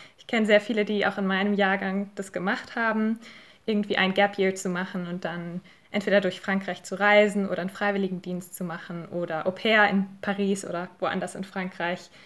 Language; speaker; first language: German; native; German